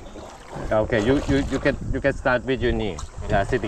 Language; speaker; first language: English; non-native, learner; Thai